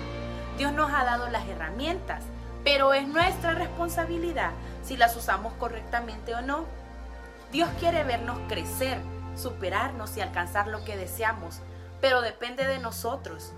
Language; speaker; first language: Spanish; native; Spanish